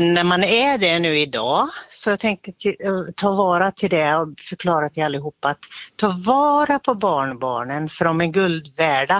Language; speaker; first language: Swedish; native; Swedish